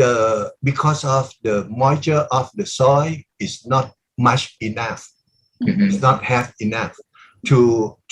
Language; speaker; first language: English; non-native, learner; Thai